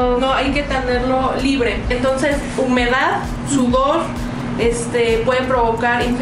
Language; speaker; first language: Spanish; native; Spanish